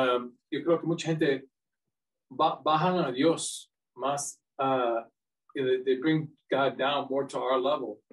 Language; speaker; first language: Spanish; early bilingual, heritage; English